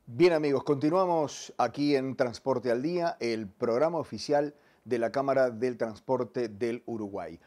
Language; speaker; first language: Spanish; native; Spanish